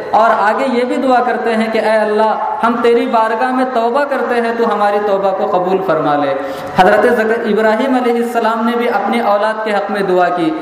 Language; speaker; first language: Urdu; native; Urdu